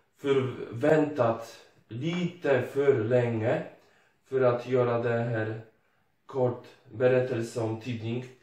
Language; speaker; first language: Swedish; non-native, fluent; Polish